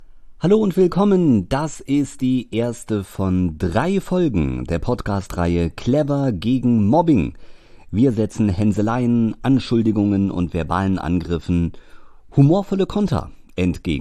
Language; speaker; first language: German; native; German